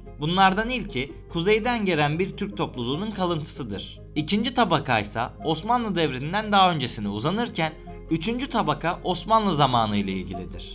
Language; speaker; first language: Turkish; native; Turkish